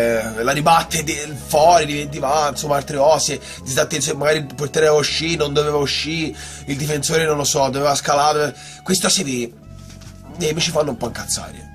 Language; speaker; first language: Italian; native; Italian